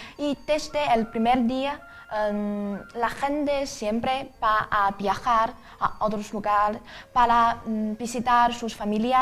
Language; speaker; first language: Spanish; non-native, fluent; Chinese